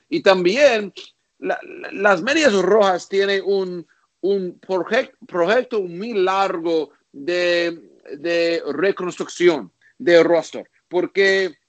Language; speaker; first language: Spanish; non-native, learner; English